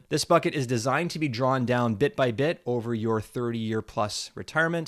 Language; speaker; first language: English; native; English